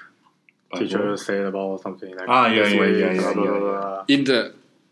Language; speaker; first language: English; non-native, learner; Chinese